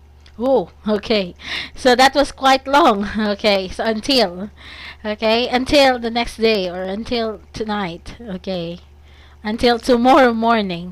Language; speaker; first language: English; non-native, fluent; Cebuano